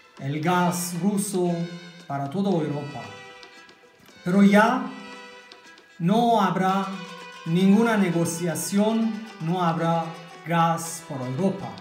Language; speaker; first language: Spanish; non-native, fluent; German